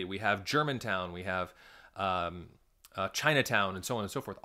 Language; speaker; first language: English; native; English